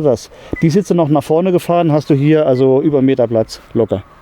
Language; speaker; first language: German; native; German